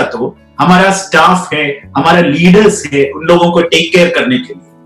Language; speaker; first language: Hindi; non-native, local second language; Malayalam